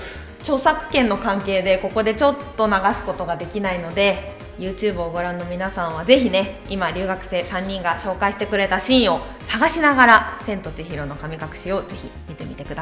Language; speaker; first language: Japanese; native; Japanese